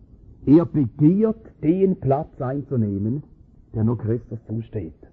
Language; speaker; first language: German; native; German